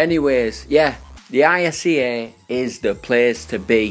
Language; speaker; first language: English; native; English